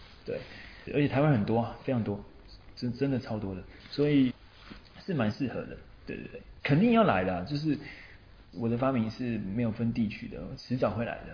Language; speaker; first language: Chinese; native; Chinese